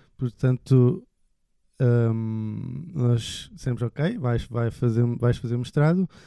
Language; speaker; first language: Portuguese; early bilingual, other home language; French